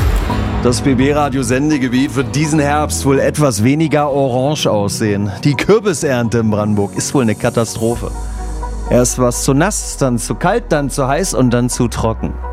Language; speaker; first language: German; native; German